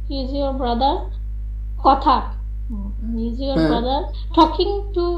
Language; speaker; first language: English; non-native, learner; Bangla